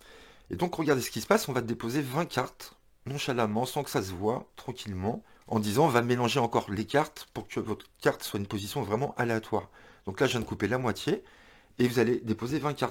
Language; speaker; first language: French; native; French